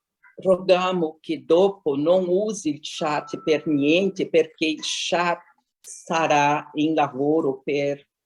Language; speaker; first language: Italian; non-native, learner; Portuguese